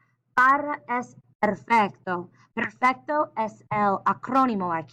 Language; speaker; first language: Spanish; non-native, fluent; English